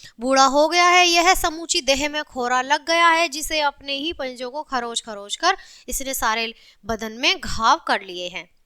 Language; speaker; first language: Hindi; native; Hindi